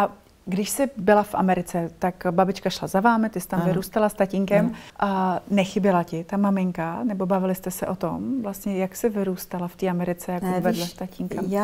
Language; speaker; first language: Czech; native; Czech